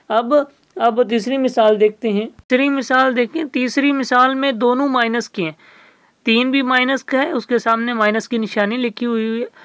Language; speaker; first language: Urdu; non-native, local second language; Sindhi